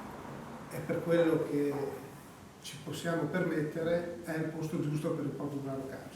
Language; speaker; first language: Italian; native; Italian